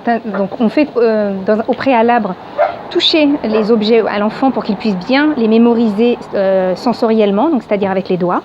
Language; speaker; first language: French; native; French